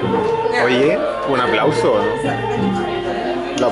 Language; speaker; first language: Spanish; native; Spanish